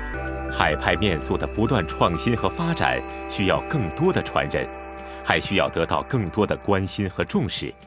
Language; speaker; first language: Chinese; native; Chinese